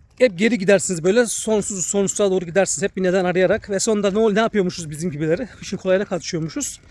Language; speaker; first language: Turkish; early bilingual, heritage; Turkish